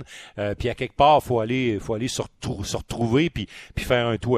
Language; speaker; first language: French; native; French